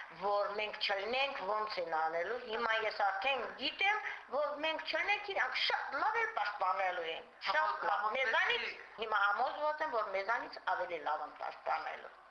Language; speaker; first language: Armenian; native; Armenian